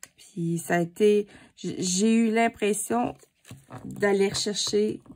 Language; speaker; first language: French; native; French